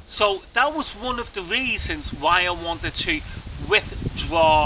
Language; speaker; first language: English; native; English